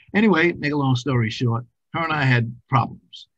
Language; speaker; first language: English; native; English